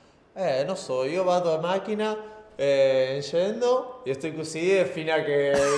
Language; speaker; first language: Italian; non-native, learner; Spanish